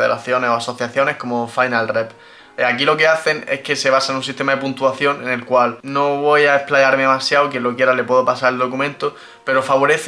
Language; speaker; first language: Spanish; native; Spanish